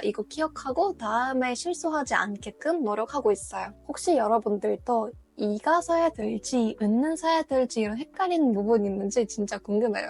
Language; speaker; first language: Korean; non-native, fluent; Russian